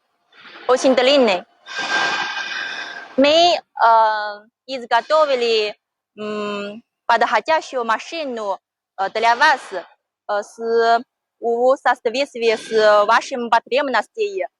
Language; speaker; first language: Russian; non-native, learner; Chinese